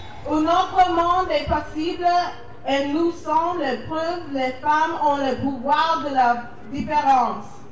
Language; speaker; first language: French; non-native, learner; English